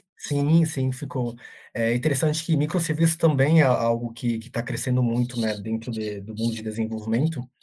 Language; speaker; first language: Portuguese; native; Portuguese